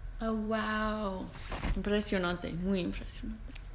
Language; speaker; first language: Spanish; non-native, learner; English